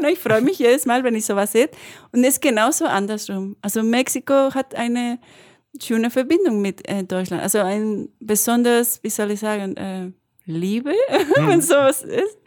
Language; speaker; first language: German; non-native, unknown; Spanish